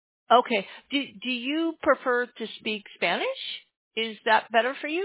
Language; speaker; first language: English; native; English